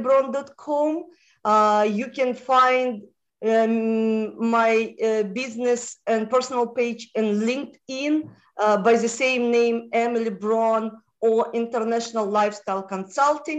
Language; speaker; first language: English; non-native, fluent; Russian